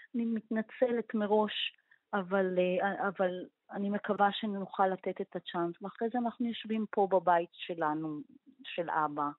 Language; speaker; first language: Hebrew; native; Hebrew